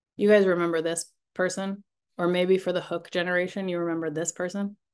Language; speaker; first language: English; native; English